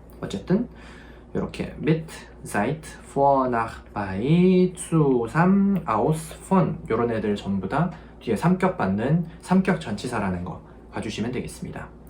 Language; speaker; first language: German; non-native, fluent; Korean